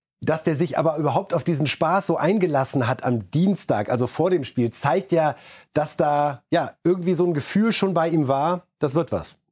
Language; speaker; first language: German; native; German